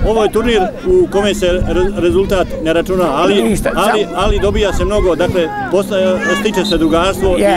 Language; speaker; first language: Serbian; native; Serbian